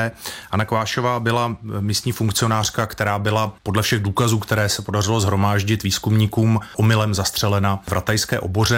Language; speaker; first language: Czech; native; Czech